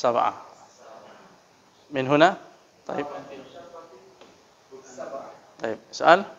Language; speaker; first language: Arabic; non-native, fluent; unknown